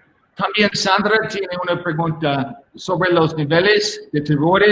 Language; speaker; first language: Spanish; non-native, learner; English